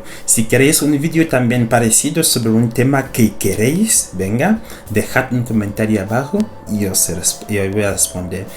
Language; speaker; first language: Spanish; non-native, fluent; French